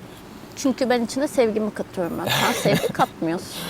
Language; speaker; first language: Turkish; native; Turkish